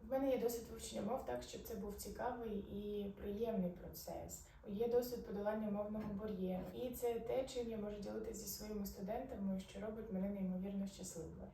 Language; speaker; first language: Ukrainian; non-native, local second language; Arabic